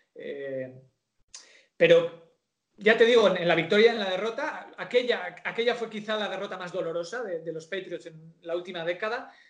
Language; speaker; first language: Spanish; native; Spanish